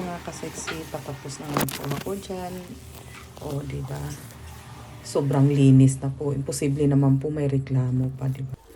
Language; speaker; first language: Filipino; non-native, local second language; Cebuano